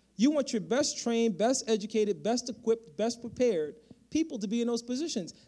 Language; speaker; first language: English; native; English